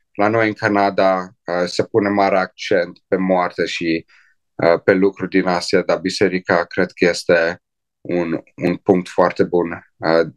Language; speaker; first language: Romanian; early bilingual, heritage; Romanian